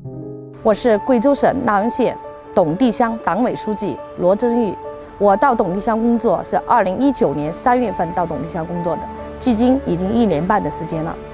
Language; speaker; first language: Chinese; native; Chinese